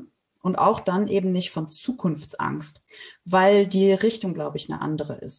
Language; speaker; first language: German; native; German